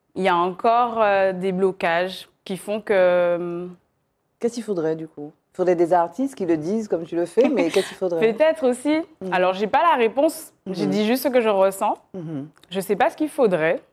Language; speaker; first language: French; native; French